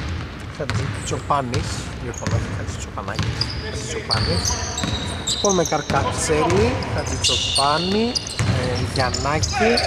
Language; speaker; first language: Greek; native; Greek